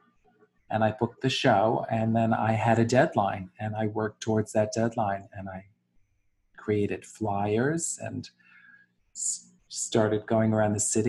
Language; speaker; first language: English; native; English